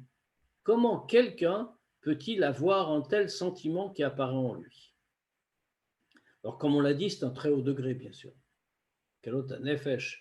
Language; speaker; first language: French; native; French